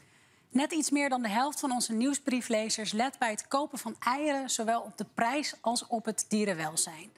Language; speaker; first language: Dutch; native; Dutch